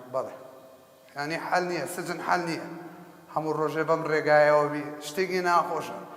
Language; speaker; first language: Central Kurdish; native; Central Kurdish